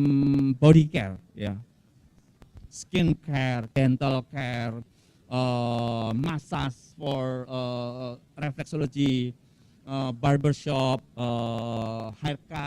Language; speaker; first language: English; non-native, fluent; Indonesian